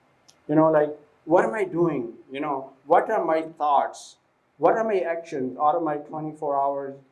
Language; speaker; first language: English; non-native, fluent; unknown